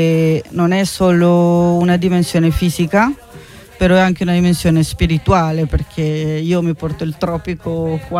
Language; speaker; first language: Italian; non-native, fluent; Spanish